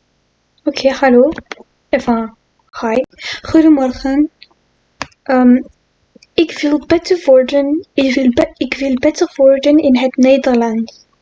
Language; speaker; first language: Dutch; non-native, learner; French